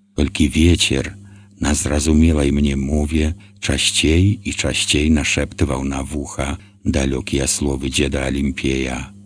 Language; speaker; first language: Belarusian; native; Belarusian